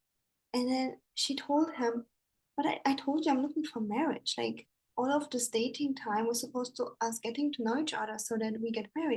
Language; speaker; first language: English; non-native, fluent; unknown